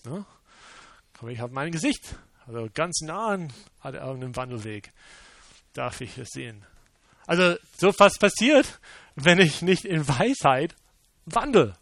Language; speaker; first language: German; non-native, fluent; English